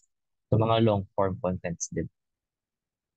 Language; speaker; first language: Filipino; native; Filipino